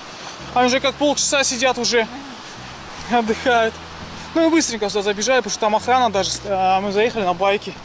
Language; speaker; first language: Russian; native; Russian